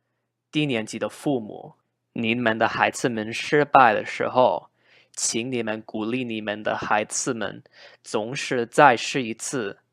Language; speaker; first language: Chinese; non-native, learner; English